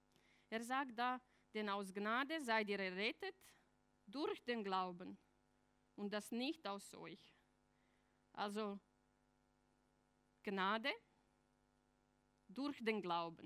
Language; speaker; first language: German; non-native, fluent; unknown